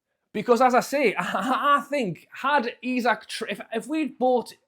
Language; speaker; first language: English; native; English